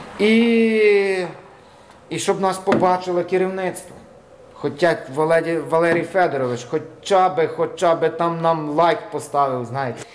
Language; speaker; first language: Ukrainian; native; Ukrainian